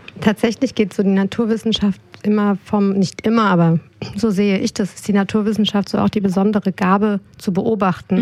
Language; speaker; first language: German; native; German